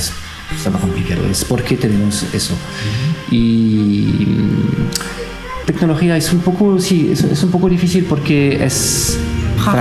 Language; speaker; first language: Spanish; non-native, learner; French